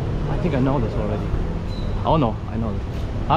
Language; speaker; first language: English; non-native, fluent; German